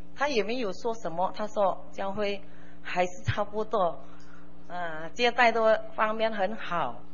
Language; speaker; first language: Chinese; early bilingual, heritage; Chinese